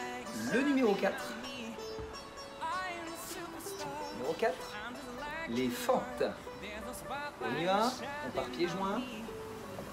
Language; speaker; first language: French; native; French